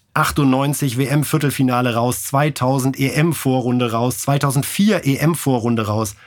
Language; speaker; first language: German; native; German